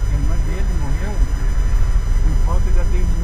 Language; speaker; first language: Portuguese; native; Portuguese